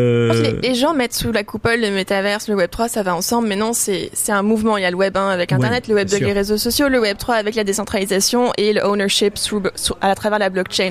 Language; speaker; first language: French; native; French